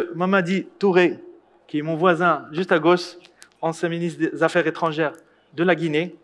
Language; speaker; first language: French; non-native, local second language; Arabic